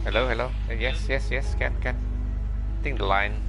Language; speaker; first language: English; non-native, local second language; Malay